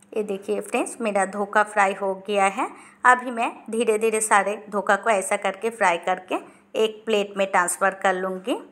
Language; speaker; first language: Hindi; non-native, local second language; Bangla